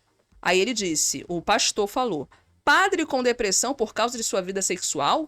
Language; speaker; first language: Portuguese; native; Portuguese